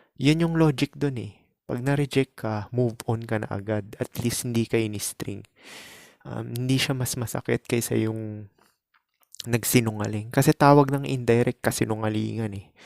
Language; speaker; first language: Filipino; native; Filipino